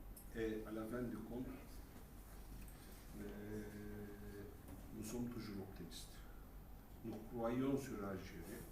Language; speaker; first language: French; non-native, fluent; Turkish